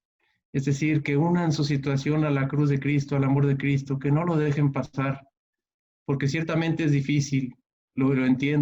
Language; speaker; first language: Spanish; native; Spanish